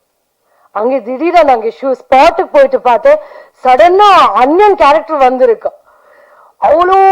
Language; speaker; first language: Tamil; non-native, learner; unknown